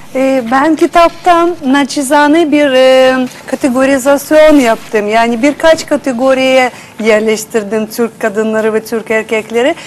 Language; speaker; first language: Turkish; non-native, fluent; Russian